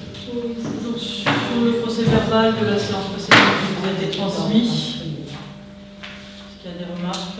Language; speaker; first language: French; native; French